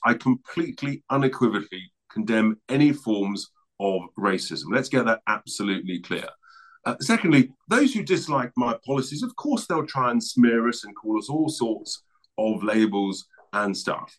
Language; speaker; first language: English; native; English